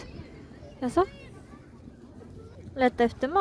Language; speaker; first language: Swedish; non-native, learner; Japanese